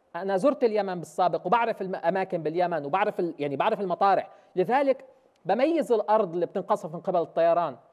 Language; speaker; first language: Arabic; native; Arabic